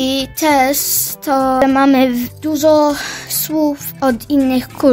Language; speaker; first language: Polish; early bilingual, heritage; Polish